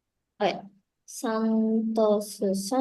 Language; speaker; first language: Japanese; non-native, learner; Indonesian